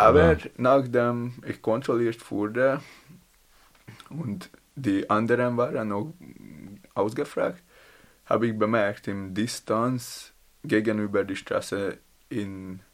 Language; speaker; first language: German; non-native, learner; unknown